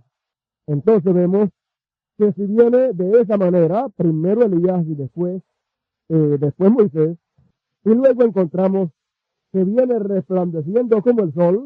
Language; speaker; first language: Spanish; native; Spanish